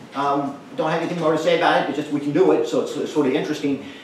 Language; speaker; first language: English; native; English